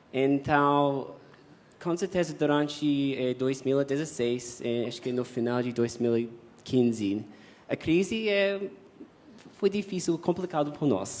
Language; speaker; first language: Portuguese; non-native, fluent; English